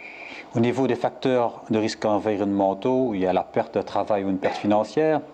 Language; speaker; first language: French; native; French